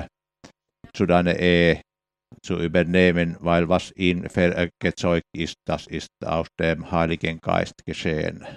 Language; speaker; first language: German; non-native, fluent; Finnish